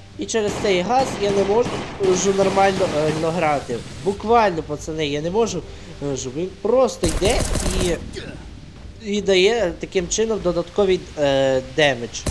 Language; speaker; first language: Ukrainian; non-native, local second language; Russian